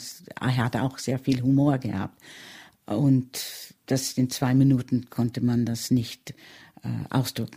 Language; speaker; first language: German; early bilingual, heritage; German